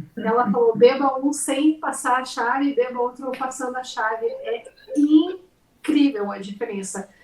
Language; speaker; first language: Portuguese; native; Portuguese